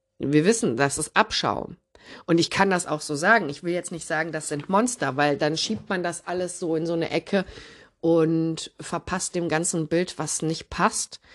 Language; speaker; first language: German; early bilingual, other home language; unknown